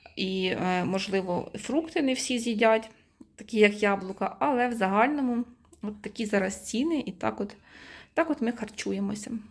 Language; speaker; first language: Ukrainian; non-native, local second language; Russian